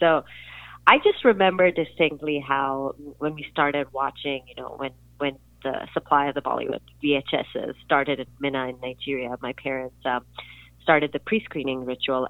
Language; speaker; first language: English; non-native, local second language; Urdu